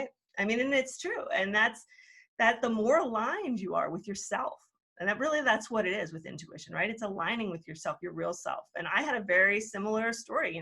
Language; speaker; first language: English; native; English